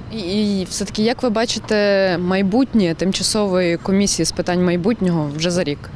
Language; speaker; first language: Ukrainian; native; Ukrainian